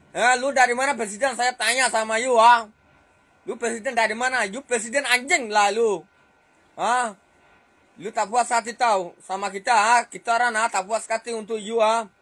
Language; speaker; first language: Malay; non-native, fluent; Rohingya